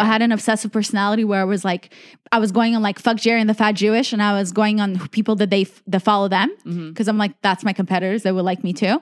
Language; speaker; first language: English; native; English